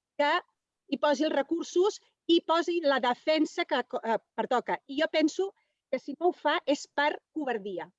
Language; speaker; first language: Catalan; non-native, local second language; Spanish